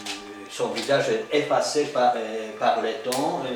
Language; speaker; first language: French; non-native, fluent; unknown